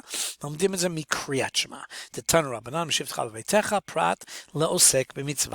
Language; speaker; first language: Hebrew; non-native, fluent; English